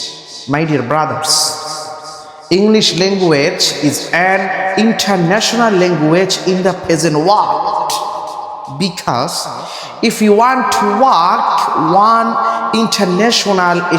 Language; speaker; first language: English; non-native, learner; Bangla